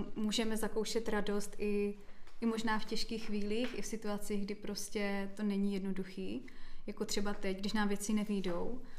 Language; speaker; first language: Czech; native; Czech